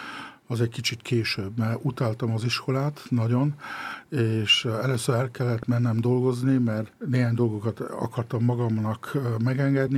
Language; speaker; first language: Hungarian; early bilingual, heritage; Hungarian